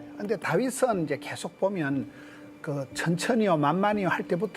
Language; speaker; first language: Korean; native; Korean